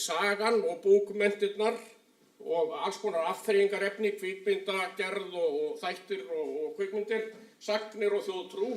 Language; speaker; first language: Icelandic; native; Icelandic